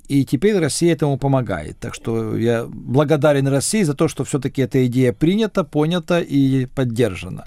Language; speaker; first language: Russian; native; Russian